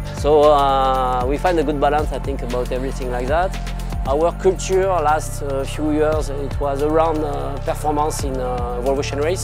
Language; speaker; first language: English; non-native, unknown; French